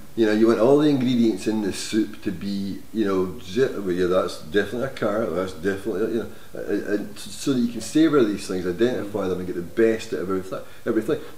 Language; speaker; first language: English; native; English